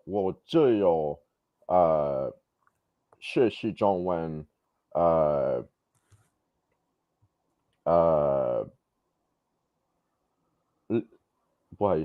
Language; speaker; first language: Chinese; non-native, learner; English